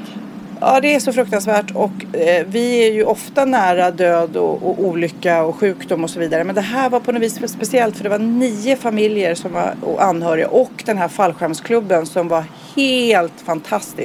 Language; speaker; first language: Swedish; native; Swedish